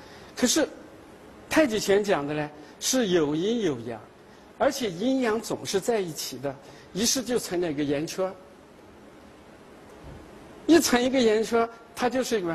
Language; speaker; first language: Chinese; native; Chinese